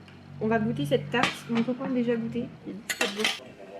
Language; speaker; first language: French; native; French